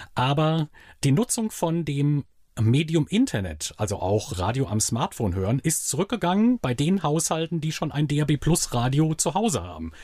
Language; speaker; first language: German; native; German